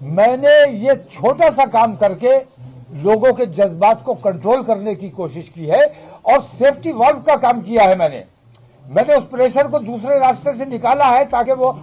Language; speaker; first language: Hindi; native; Hindi